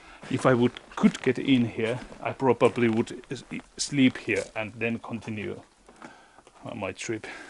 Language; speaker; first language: English; non-native, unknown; Finnish